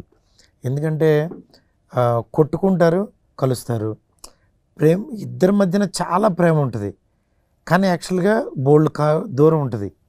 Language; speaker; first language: Telugu; native; Telugu